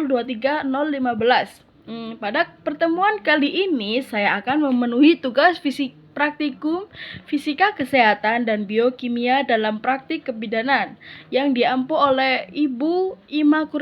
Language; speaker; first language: Indonesian; native; Indonesian